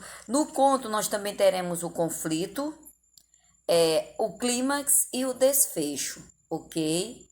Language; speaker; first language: Portuguese; native; Portuguese